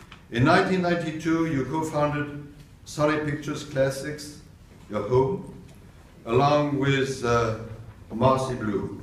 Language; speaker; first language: English; non-native, fluent; French